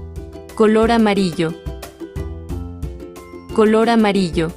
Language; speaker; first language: Spanish; native; Spanish